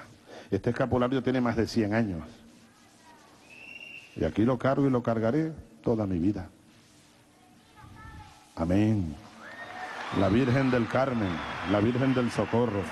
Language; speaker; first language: Spanish; native; Spanish